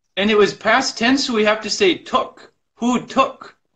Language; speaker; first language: English; native; English